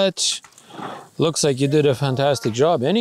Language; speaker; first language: English; native; English